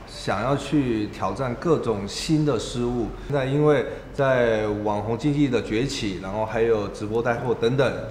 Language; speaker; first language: Chinese; native; Chinese